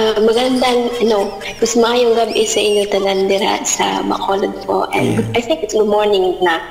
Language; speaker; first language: Filipino; non-native, local second language; Hiligaynon